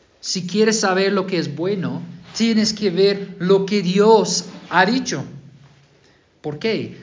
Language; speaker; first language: Spanish; non-native, fluent; English